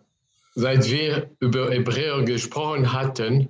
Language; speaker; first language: German; non-native, fluent; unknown